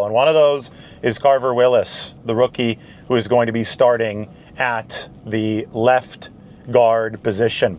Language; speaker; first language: English; native; English